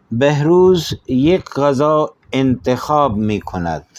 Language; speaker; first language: Persian; non-native, fluent; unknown